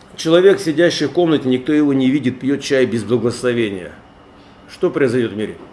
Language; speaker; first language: Russian; native; Russian